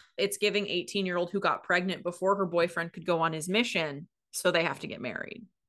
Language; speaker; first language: English; native; English